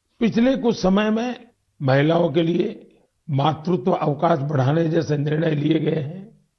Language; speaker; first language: Hindi; non-native, local second language; Gujarati